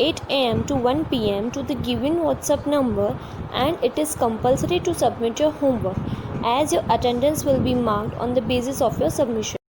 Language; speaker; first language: English; non-native, local second language; Hindi